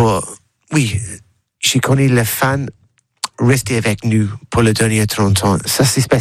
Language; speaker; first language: French; non-native, learner; English